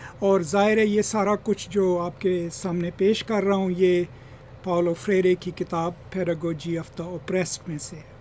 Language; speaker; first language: Urdu; non-native, local second language; Punjabi